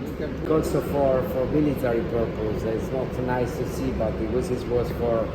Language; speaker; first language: English; non-native, fluent; Italian